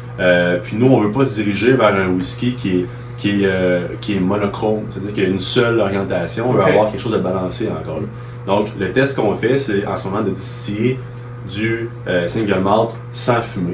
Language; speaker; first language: French; native; French